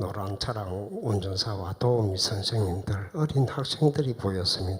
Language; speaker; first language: Korean; native; Korean